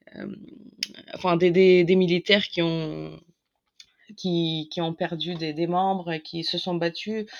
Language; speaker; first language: French; non-native, fluent; Ukrainian